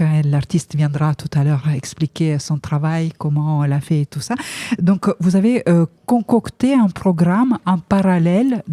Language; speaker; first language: French; native; French